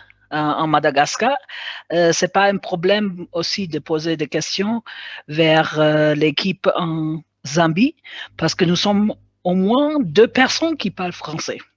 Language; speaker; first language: French; non-native, fluent; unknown